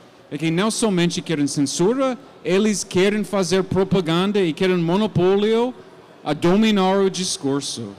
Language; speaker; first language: Portuguese; non-native, fluent; English